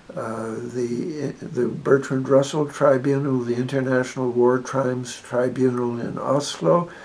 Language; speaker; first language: English; native; English